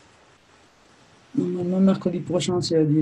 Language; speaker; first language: French; native; French